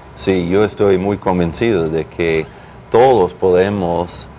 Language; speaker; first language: Spanish; non-native, fluent; English